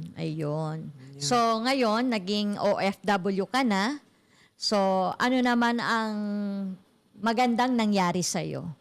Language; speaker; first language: Filipino; native; Filipino